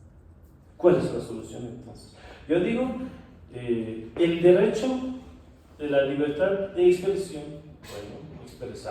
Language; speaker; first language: Spanish; non-native, fluent; Persian